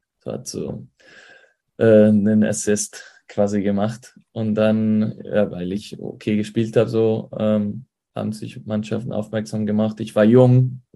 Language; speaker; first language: German; early bilingual, heritage; Spanish